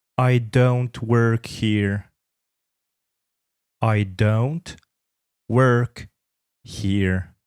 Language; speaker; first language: English; non-native, fluent; Polish